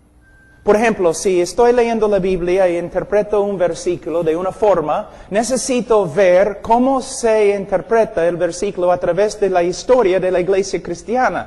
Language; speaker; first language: Spanish; non-native, fluent; English